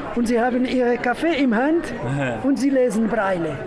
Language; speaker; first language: German; non-native, learner; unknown